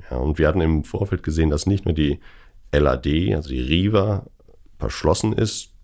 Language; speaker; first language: German; native; German